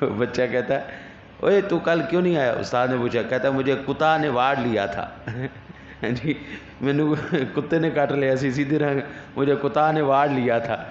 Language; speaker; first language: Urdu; non-native, local second language; Punjabi